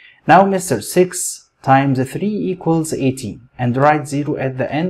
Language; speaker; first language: English; non-native, fluent; Arabic